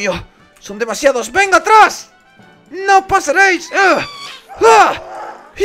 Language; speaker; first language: Spanish; native; Spanish